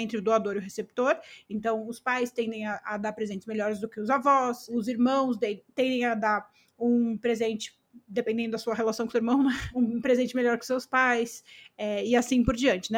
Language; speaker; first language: Portuguese; native; Portuguese